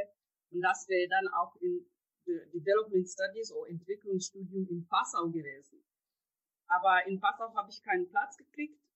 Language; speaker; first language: German; non-native, fluent; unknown